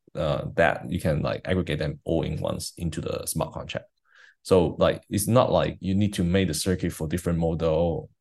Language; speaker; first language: English; non-native, fluent; Chinese